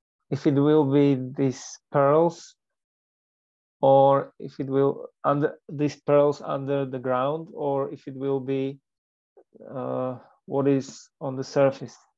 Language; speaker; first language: English; non-native, fluent; Slovak